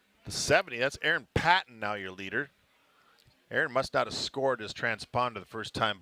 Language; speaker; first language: English; native; English